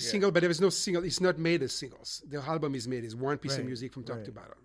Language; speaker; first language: English; non-native, fluent; French